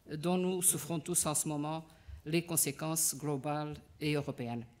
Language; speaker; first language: French; non-native, fluent; Portuguese